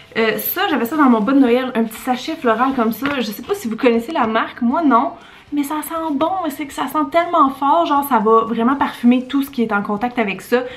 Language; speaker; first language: French; native; French